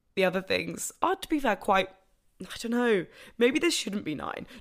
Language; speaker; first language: English; native; English